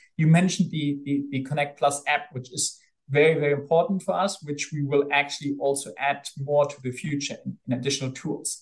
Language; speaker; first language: English; non-native, fluent; German